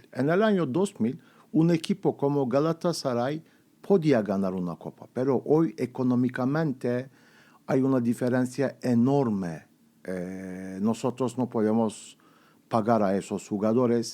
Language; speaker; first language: Spanish; non-native, fluent; Turkish